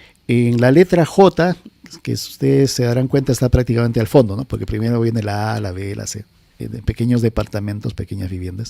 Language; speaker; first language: Spanish; native; Spanish